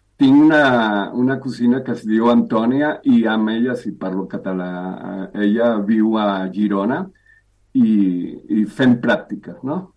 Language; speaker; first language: Catalan; early bilingual, heritage; Spanish